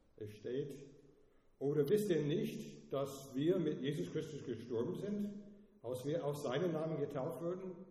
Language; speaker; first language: German; non-native, fluent; English